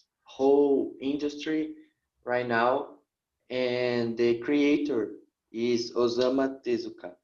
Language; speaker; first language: English; non-native, learner; Portuguese